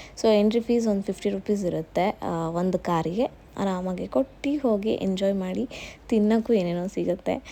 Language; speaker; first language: Kannada; non-native, local second language; Marathi